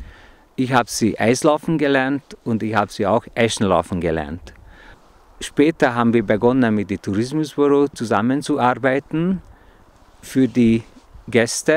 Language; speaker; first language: German; non-native, fluent; Hungarian